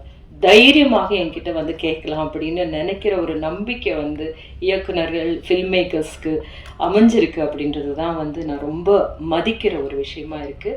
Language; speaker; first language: Tamil; native; Tamil